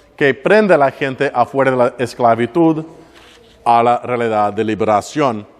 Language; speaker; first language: Spanish; non-native, learner; English